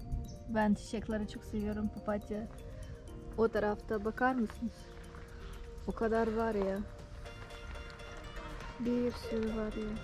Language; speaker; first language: Turkish; non-native, learner; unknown